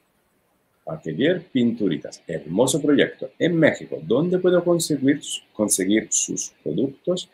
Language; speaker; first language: Spanish; non-native, fluent; Italian